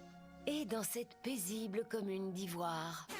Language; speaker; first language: French; native; French